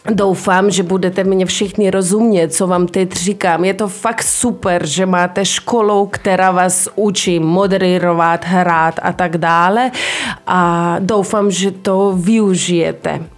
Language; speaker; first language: Czech; non-native, fluent; Slovenian